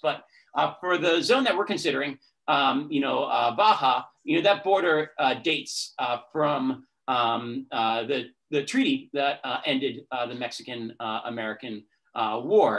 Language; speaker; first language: English; native; English